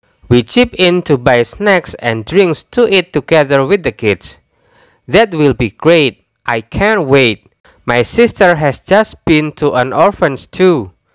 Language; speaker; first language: English; non-native, fluent; Indonesian